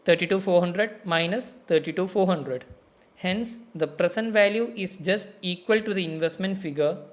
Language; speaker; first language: English; non-native, local second language; Malayalam